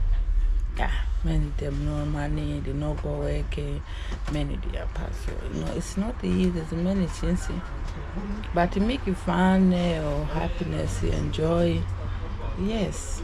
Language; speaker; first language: English; non-native, learner; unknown